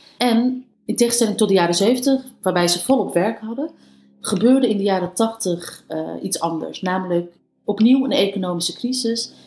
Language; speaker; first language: Dutch; early bilingual, other home language; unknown